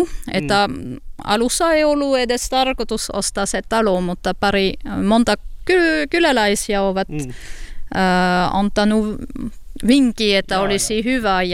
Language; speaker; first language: Finnish; non-native, learner; French